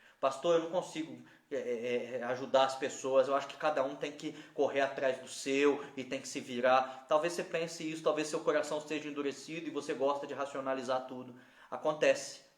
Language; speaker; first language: Portuguese; native; Portuguese